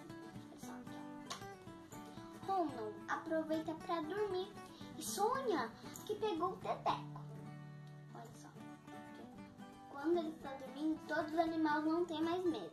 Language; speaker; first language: Portuguese; native; Portuguese